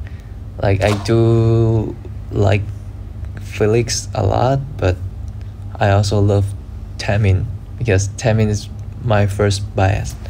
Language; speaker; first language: English; non-native, learner; Thai